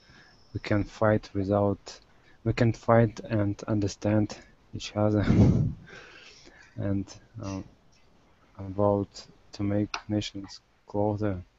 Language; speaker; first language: English; non-native, learner; Russian